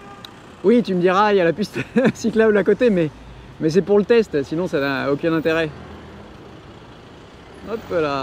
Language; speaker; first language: French; native; French